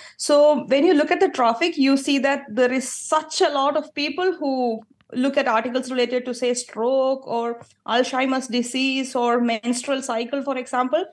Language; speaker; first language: English; non-native, local second language; Malayalam